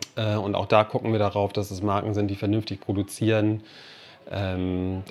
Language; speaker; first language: German; non-native, fluent; English